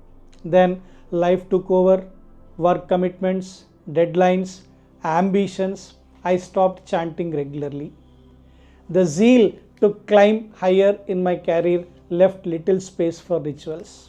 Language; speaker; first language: English; non-native, local second language; Telugu